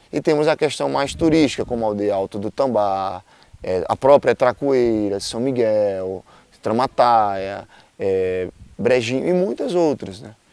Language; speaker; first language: Portuguese; native; Portuguese